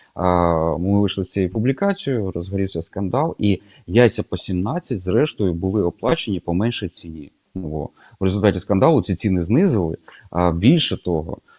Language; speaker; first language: Ukrainian; native; Ukrainian